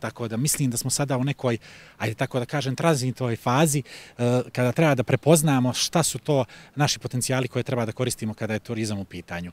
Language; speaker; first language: Croatian; native; Croatian